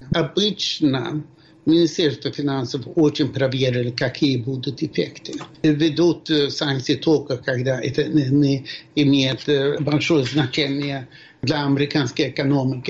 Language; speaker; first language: Russian; non-native, fluent; Swedish